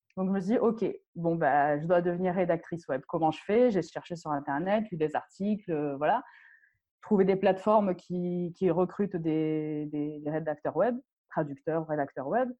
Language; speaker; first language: French; non-native, local second language; Arabic